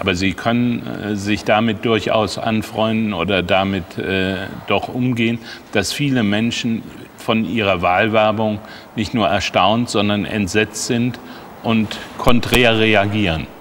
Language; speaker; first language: German; native; German